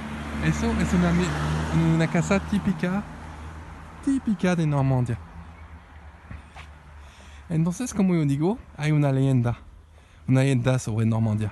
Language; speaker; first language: Spanish; non-native, learner; French